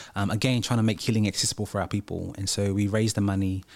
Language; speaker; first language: English; native; English